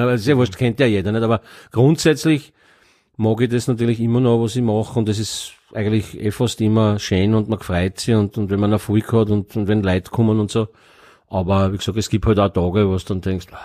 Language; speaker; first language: German; native; German